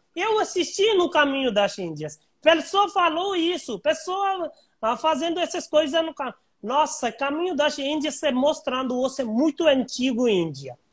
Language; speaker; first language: Portuguese; non-native, learner; Hindi